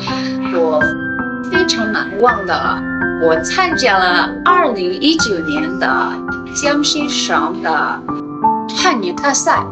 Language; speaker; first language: Chinese; non-native, fluent; Indonesian